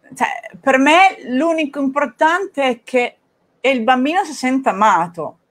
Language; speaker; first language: Italian; non-native, fluent; Spanish